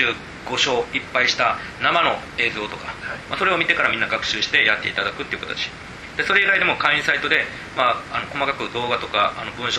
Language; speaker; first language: Japanese; native; Japanese